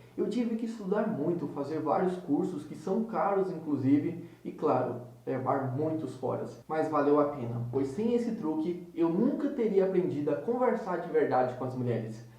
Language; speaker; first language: Portuguese; native; Portuguese